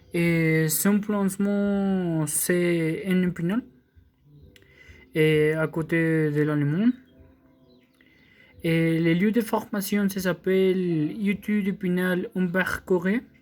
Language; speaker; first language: French; non-native, learner; Spanish